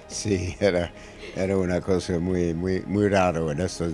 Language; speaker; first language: Spanish; non-native, learner; English